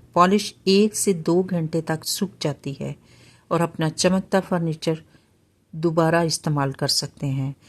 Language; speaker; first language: Urdu; native; Urdu